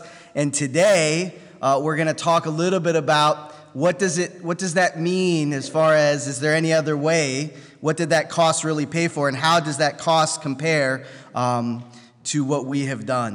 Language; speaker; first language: English; native; English